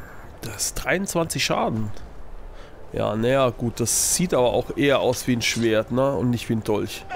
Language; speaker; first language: German; native; German